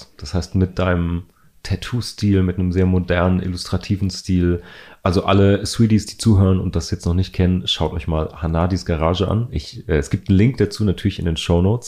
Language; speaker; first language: German; native; German